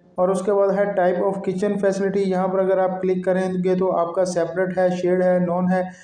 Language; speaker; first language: Urdu; non-native, local second language; Punjabi